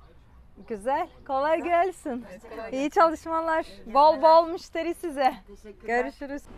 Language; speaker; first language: Turkish; non-native, fluent; Russian